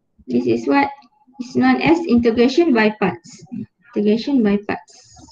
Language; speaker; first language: English; non-native, local second language; Malay